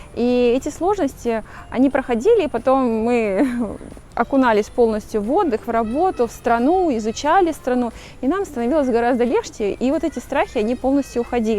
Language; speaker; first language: Russian; native; Russian